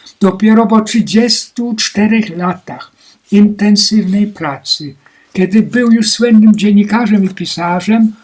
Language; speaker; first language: Polish; native; Polish